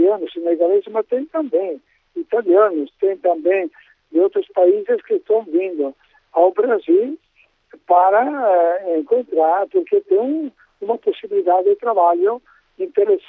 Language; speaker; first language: Portuguese; non-native, fluent; Italian